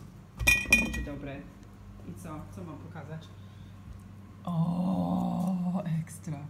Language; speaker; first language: Polish; non-native, learner; English